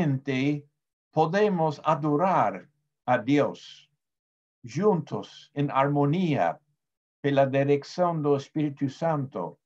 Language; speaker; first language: Portuguese; non-native, fluent; Spanish